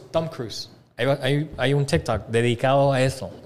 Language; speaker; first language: Spanish; native; Spanish